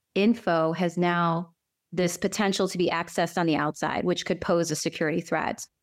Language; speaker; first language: English; native; English